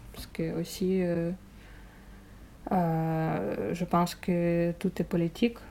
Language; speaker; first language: French; non-native, fluent; Russian